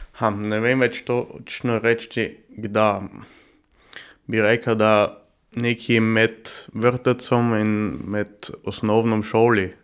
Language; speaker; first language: Slovenian; early bilingual, heritage; German